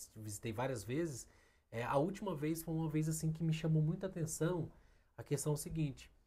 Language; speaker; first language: Portuguese; native; Portuguese